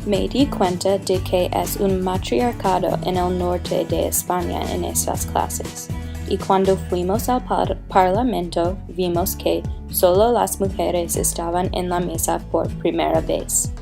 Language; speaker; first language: Spanish; non-native, learner; English